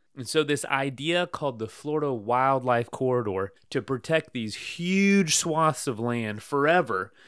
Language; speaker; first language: English; native; English